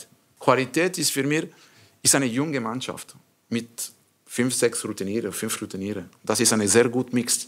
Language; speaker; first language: German; non-native, learner; French